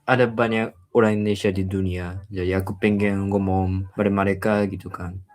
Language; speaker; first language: Indonesian; non-native, learner; Japanese